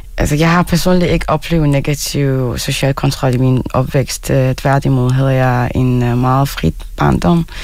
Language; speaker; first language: Danish; non-native, fluent; Arabic